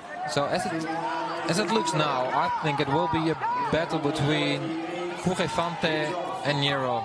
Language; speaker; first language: English; non-native, fluent; Dutch